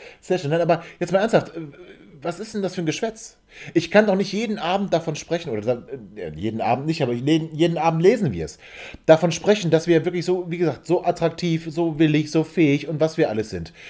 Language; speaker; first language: German; native; German